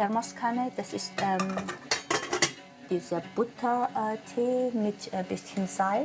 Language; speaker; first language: German; non-native, fluent; Mongolian